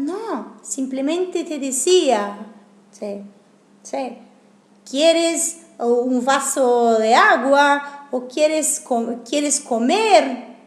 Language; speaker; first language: Spanish; non-native, fluent; Italian